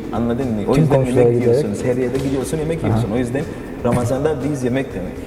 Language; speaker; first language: Turkish; non-native, learner; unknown